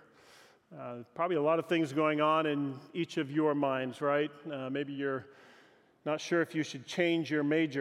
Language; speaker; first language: English; native; English